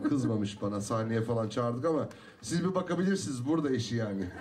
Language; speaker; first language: Turkish; native; Turkish